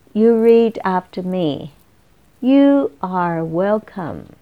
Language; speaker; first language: English; non-native, fluent; Chinese